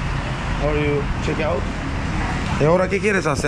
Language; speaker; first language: Spanish; non-native, learner; Swedish